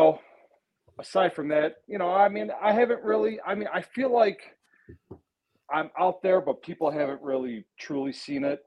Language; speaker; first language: English; native; English